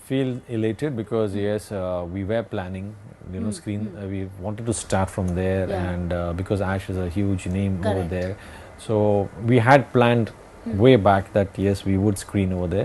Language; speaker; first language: English; non-native, local second language; Hindi